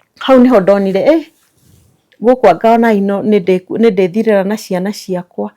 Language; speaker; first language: Kikuyu; native; Kikuyu